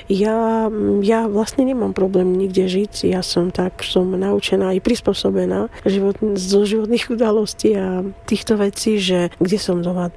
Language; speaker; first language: Slovak; non-native, fluent; Armenian